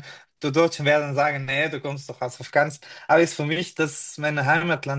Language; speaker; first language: German; non-native, fluent; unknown